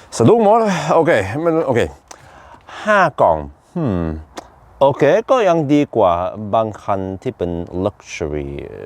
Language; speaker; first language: Thai; non-native, fluent; Norwegian